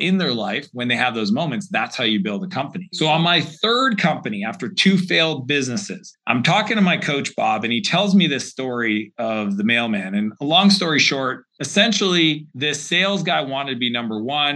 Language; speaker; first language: English; native; English